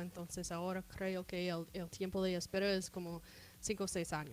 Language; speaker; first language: Spanish; non-native, fluent; English